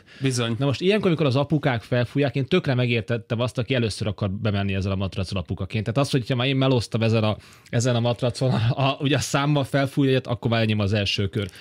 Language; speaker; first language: Hungarian; native; Hungarian